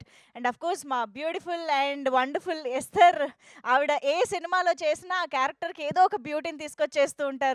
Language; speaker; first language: Telugu; native; Telugu